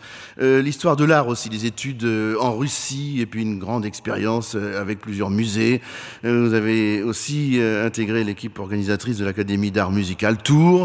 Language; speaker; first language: French; native; French